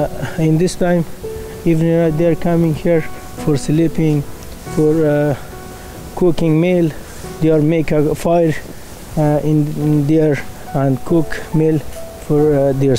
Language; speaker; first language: English; non-native, learner; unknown